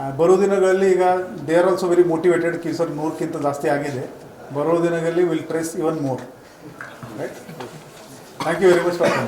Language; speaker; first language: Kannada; non-native, fluent; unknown